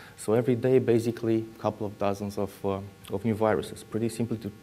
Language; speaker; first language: English; non-native, fluent; Romanian